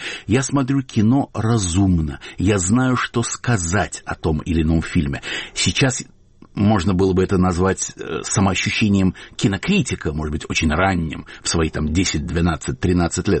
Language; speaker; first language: Russian; native; Russian